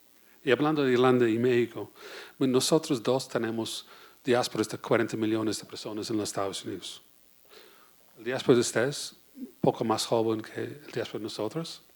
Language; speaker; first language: Spanish; non-native, fluent; English